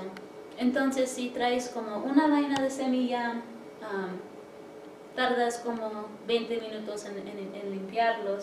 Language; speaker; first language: Spanish; early bilingual, heritage; English